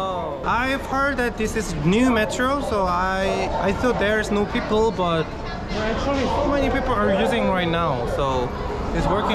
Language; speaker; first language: English; non-native, learner; Korean